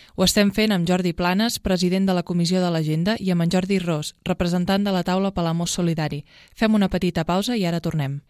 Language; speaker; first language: Catalan; native; Catalan